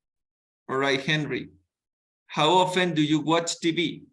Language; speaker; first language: English; non-native, fluent; Spanish